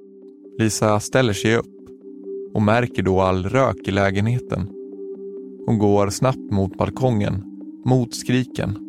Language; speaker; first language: Swedish; native; Swedish